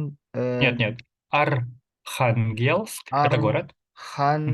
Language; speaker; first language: Russian; non-native, fluent; Indonesian